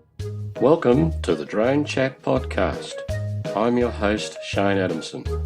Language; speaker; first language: English; native; English